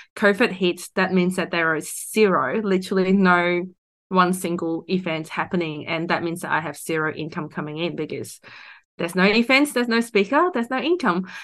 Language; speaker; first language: English; non-native, local second language; Cantonese